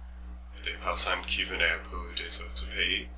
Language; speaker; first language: French; non-native, learner; English